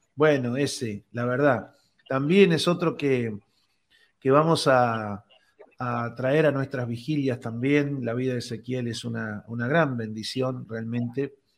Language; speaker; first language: Spanish; native; Spanish